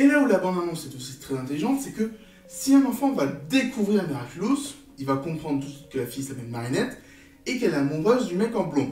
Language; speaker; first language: French; native; French